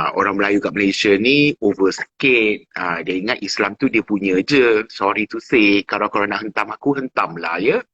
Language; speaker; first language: Malay; non-native, fluent; English